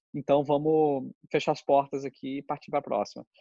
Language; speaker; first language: Portuguese; native; Portuguese